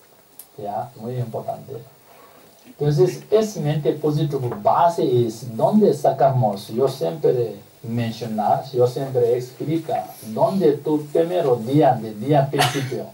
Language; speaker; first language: Spanish; non-native, learner; Tibetan